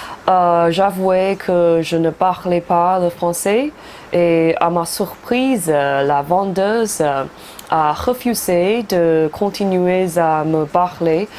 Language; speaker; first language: French; non-native, fluent; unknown